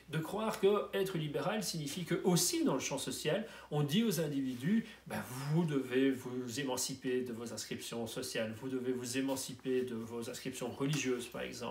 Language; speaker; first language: French; native; French